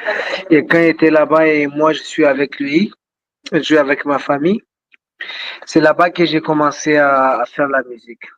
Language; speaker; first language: French; non-native, local second language; Tamasheq